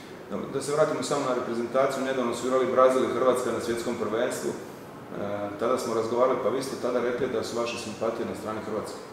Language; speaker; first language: Serbian; native; Serbian